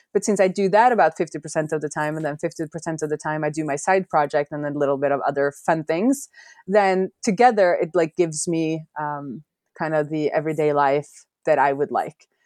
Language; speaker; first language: English; non-native, fluent; Norwegian